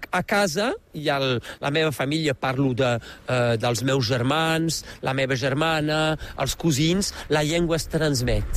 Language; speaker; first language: Catalan; native; Catalan